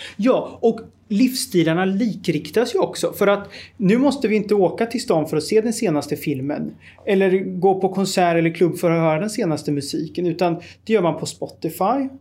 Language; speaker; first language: Swedish; native; Swedish